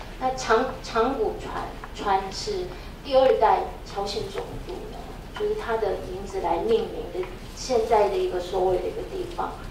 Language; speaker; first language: Chinese; non-native, fluent; Korean